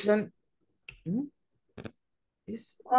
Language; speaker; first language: English; non-native, fluent; Spanish